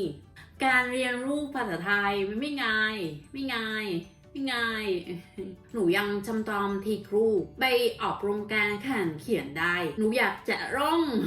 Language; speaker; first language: Thai; non-native, learner; Vietnamese